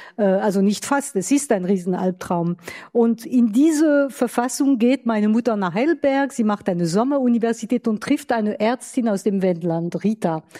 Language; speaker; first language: German; non-native, fluent; French